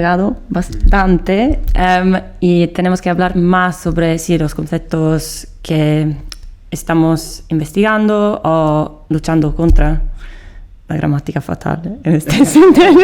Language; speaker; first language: Spanish; non-native, fluent; Italian